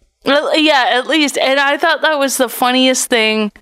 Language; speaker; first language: English; native; English